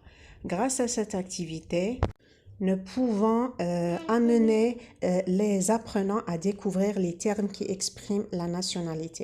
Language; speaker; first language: French; non-native, local second language; Arabic